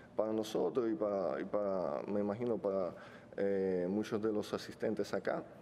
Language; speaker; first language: Spanish; non-native, fluent; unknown